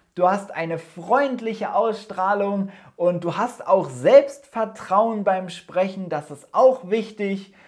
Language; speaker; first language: German; native; German